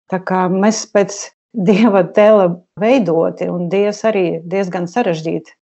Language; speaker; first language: Latvian; non-native, local second language; Russian